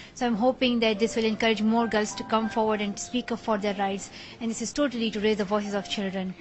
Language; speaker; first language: English; non-native, local second language; Pashto